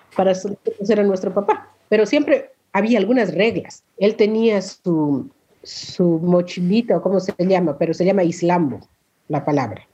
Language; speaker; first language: Spanish; non-native, local second language; Quechua